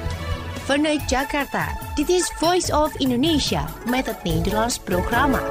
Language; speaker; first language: Dutch; non-native, fluent; Indonesian